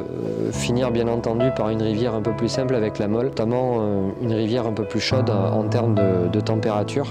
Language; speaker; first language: French; native; French